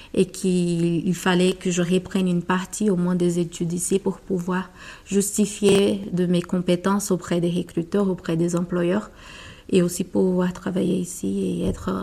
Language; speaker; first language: French; non-native, fluent; Portuguese